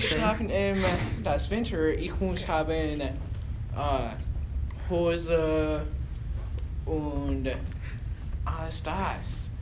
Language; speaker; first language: German; non-native, learner; English